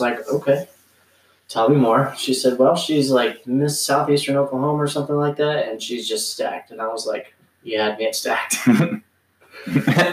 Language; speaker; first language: English; native; English